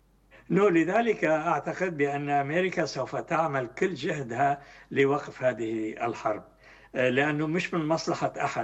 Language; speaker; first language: Arabic; native; Arabic